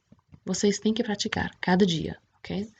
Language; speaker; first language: Portuguese; non-native, fluent; English